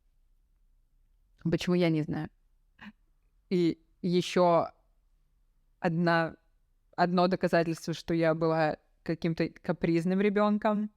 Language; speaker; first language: Russian; native; Russian